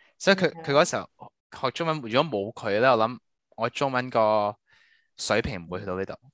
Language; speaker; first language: Cantonese; early bilingual, heritage; Cantonese